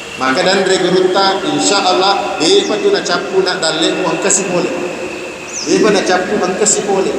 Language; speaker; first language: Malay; non-native, local second language; Buginese